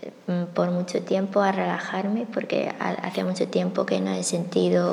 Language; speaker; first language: Spanish; non-native, fluent; Chinese